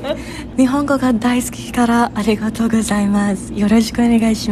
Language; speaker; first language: Japanese; non-native, learner; English